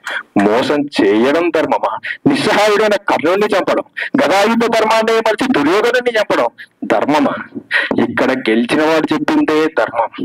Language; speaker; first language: Telugu; native; Telugu